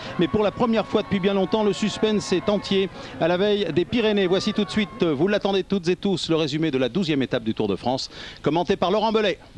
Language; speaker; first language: French; native; French